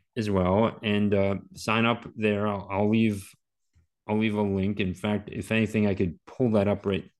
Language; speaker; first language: English; native; English